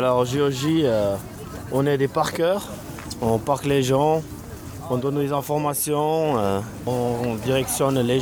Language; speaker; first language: French; native; French